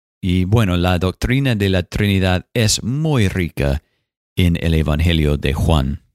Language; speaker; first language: Spanish; non-native, fluent; English